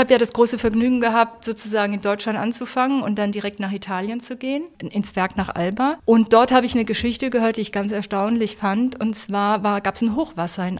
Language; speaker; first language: German; native; German